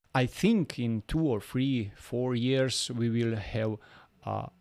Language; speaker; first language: English; non-native, learner; Bosnian